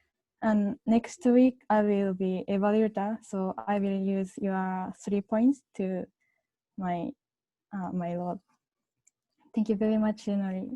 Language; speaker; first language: English; non-native, learner; Japanese